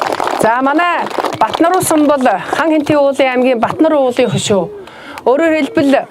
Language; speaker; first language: Mongolian; native; Mongolian